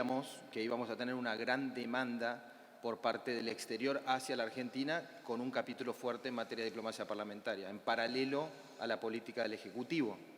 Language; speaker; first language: Spanish; native; Spanish